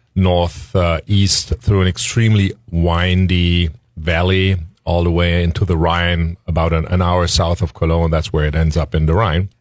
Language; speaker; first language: English; non-native, fluent; German